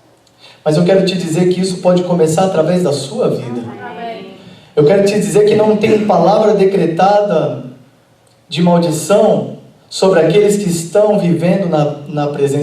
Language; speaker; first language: Portuguese; native; Portuguese